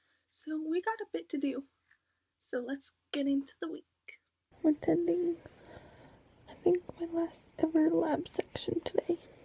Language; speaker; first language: English; native; English